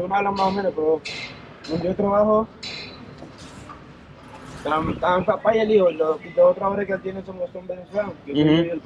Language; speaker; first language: Spanish; native; Spanish